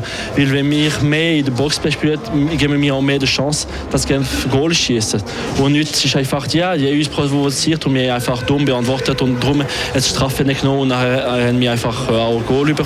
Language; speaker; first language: German; non-native, local second language; French